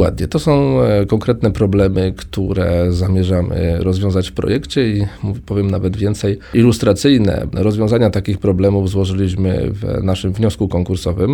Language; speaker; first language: Polish; native; Polish